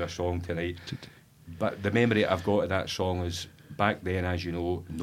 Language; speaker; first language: English; native; English